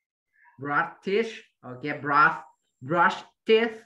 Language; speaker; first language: English; non-native, fluent; Vietnamese